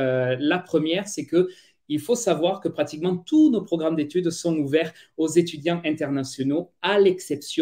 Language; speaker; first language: French; native; French